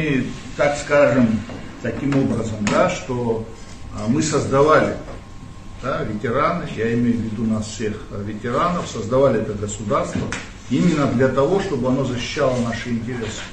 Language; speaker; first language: Russian; non-native, local second language; Abkhazian